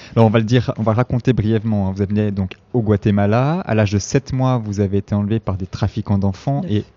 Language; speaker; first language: French; native; French